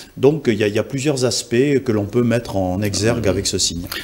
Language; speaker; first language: French; native; French